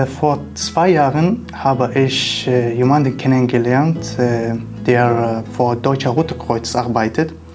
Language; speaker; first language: German; non-native, learner; Arabic